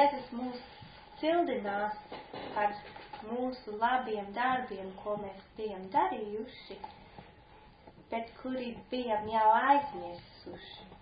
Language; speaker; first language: Latvian; non-native, fluent; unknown